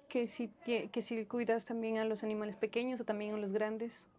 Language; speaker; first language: Spanish; native; Spanish